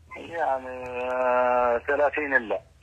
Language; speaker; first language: Arabic; native; Arabic